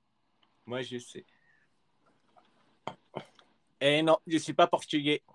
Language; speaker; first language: French; early bilingual, other home language; Spanish